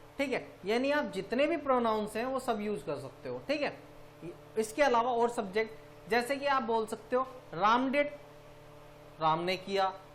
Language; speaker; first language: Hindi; native; Hindi